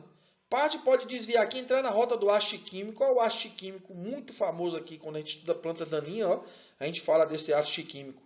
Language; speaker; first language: Portuguese; native; Portuguese